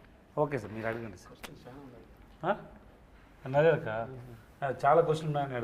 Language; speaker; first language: Telugu; non-native, learner; Tamil